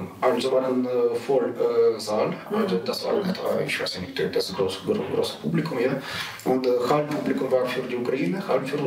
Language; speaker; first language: German; non-native, learner; Ukrainian